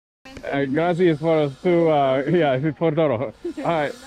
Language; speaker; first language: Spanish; non-native, learner; English